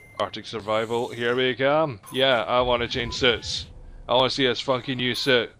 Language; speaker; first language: English; native; English